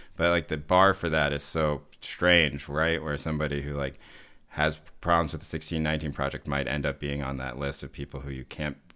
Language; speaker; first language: English; native; English